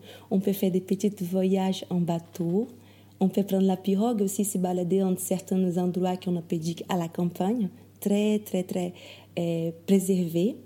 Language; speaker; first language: French; non-native, fluent; Portuguese